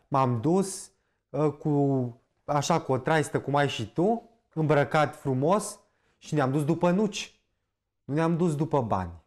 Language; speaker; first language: Romanian; native; Romanian